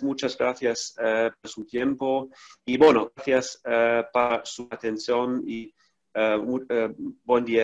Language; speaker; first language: Spanish; non-native, fluent; German